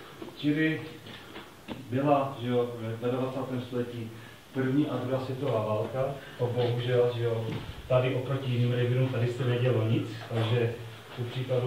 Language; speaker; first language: Czech; native; Czech